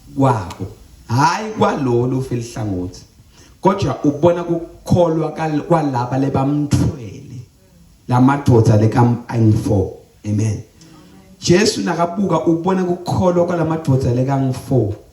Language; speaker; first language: Zulu; non-native, local second language; Swati